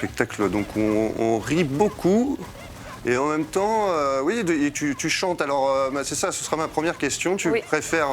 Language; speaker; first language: French; native; French